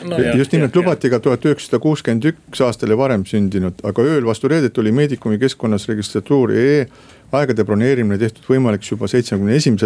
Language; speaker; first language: Estonian; native; Estonian